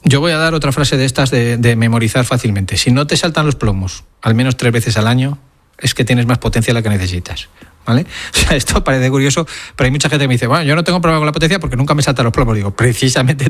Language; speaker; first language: Spanish; native; Spanish